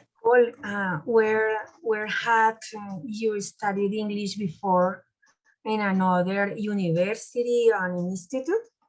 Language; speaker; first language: English; non-native, learner; Spanish